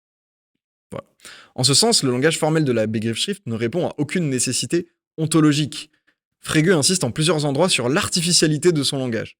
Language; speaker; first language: French; native; French